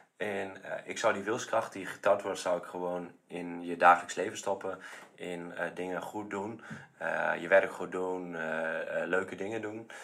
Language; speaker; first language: Dutch; native; Dutch